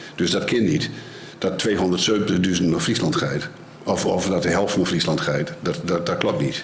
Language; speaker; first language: Dutch; native; Dutch